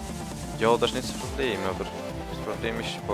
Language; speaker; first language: German; native; German